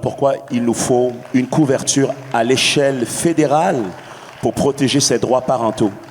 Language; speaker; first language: French; native; French